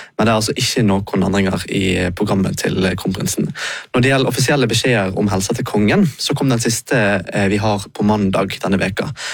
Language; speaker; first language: Norwegian; native; Norwegian